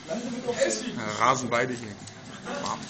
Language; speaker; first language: German; native; German